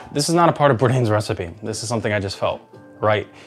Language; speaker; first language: English; native; English